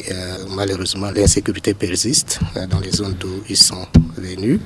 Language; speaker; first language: French; non-native, local second language; Rundi